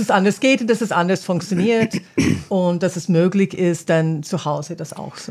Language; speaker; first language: German; non-native, fluent; English